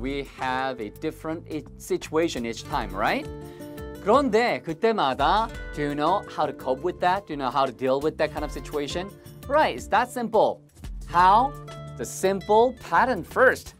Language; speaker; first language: English; non-native, fluent; Korean